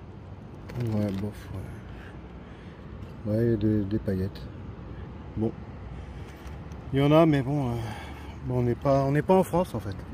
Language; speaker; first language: French; native; French